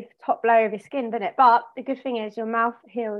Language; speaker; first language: English; native; English